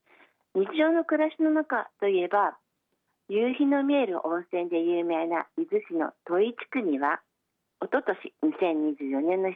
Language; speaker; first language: Japanese; native; Japanese